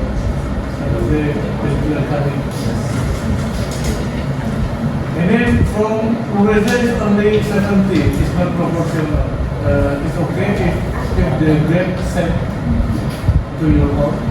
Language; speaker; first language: English; non-native, learner; Indonesian